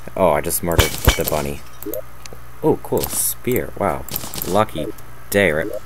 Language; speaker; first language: English; native; English